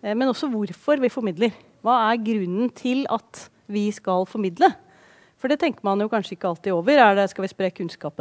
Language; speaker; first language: Norwegian; native; Norwegian